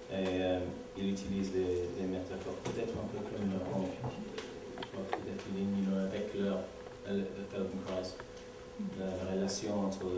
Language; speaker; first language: French; non-native, learner; English